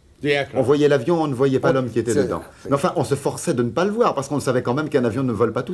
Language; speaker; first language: French; native; French